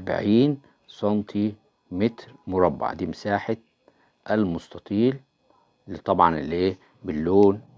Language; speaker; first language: Arabic; native; Arabic